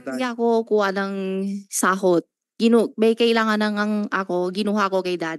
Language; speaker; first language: Filipino; non-native, learner; Chinese